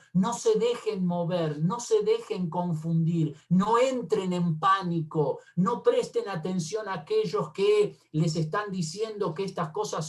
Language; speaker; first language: Spanish; native; Spanish